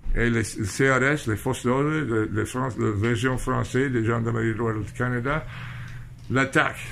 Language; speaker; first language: French; non-native, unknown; English